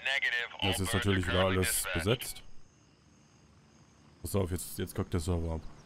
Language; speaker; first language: German; native; German